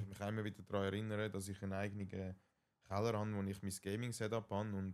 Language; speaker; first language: German; native; German